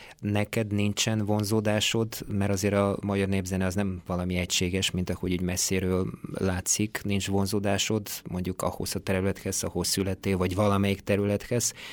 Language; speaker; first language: Hungarian; native; Hungarian